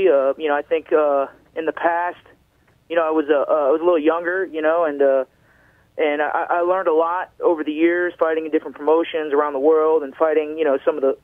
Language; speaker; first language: English; native; English